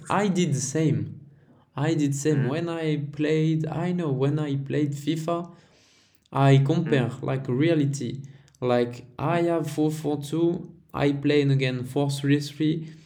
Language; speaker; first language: English; non-native, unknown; French